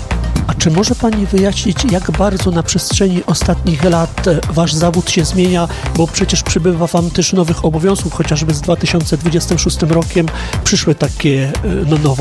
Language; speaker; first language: Polish; native; Polish